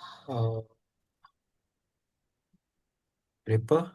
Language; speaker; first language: German; non-native, learner; Indonesian